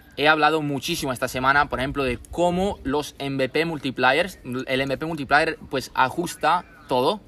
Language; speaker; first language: Spanish; non-native, fluent; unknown